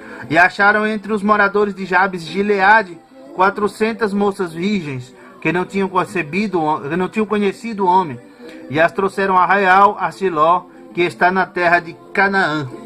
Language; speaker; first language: Portuguese; native; Portuguese